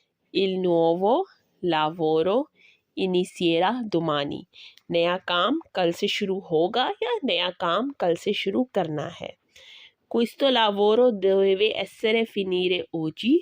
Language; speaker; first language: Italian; non-native, learner; Urdu